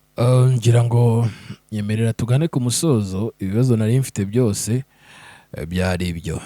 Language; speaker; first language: Kinyarwanda; native; Kinyarwanda